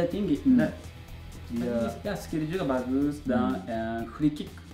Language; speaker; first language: Indonesian; non-native, learner; Japanese